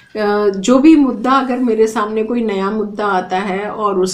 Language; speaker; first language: Hindi; native; Hindi